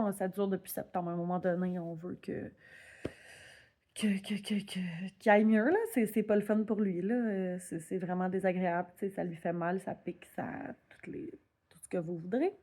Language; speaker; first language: French; native; French